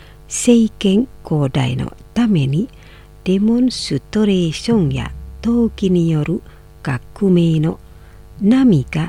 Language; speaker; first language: Japanese; non-native, fluent; Indonesian